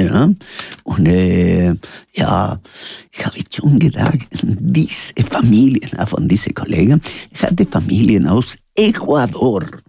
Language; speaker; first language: German; non-native, fluent; Spanish